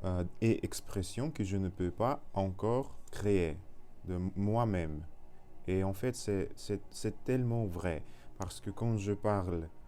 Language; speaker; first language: French; non-native, learner; Russian